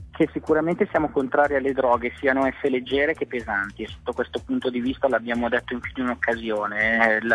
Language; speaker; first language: Italian; native; Italian